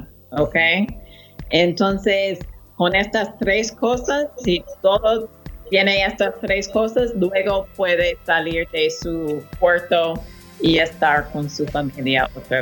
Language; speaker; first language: Spanish; non-native, fluent; English